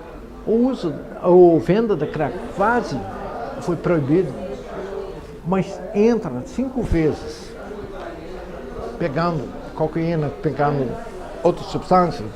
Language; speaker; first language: Portuguese; non-native, fluent; Dutch